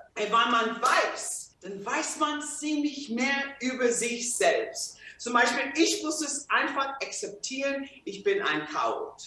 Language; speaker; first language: German; non-native, fluent; English